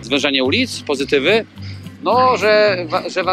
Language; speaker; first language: Polish; native; Polish